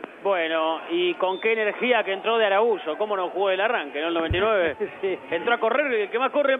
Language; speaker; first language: Spanish; native; Spanish